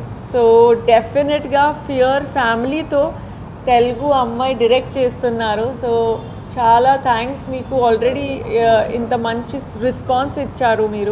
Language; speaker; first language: Telugu; non-native, fluent; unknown